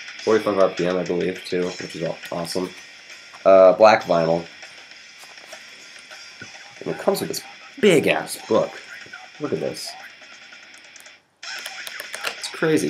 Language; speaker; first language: English; native; English